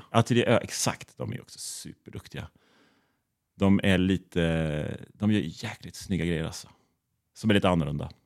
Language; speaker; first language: Swedish; native; Swedish